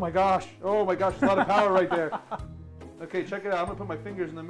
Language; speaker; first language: English; native; English